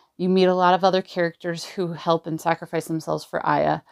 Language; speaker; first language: English; native; English